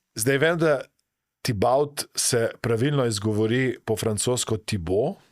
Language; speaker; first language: Slovenian; native; Slovenian